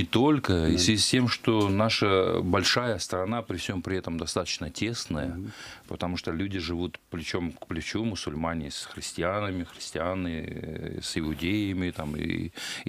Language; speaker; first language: Russian; native; Russian